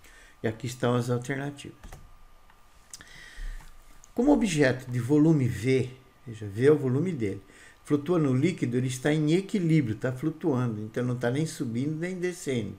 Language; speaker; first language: Portuguese; native; Portuguese